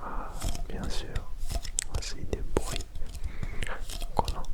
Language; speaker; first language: French; non-native, learner; Dutch